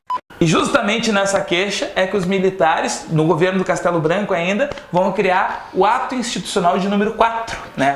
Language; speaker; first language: Portuguese; native; Portuguese